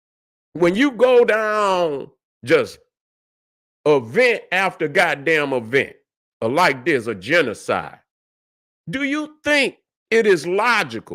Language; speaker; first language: English; native; English